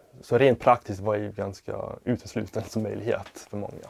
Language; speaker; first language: Swedish; non-native, fluent; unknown